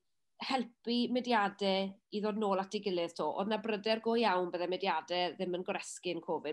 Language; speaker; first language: Welsh; native; Welsh